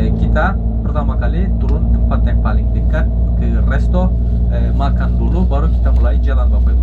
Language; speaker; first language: Indonesian; non-native, fluent; Turkish